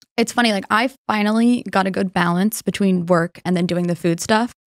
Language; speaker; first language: English; native; English